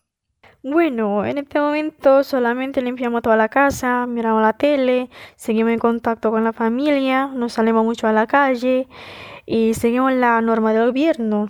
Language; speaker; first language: Spanish; non-native, fluent; Indonesian